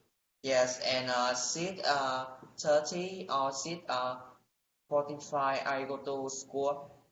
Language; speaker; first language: English; non-native, learner; Vietnamese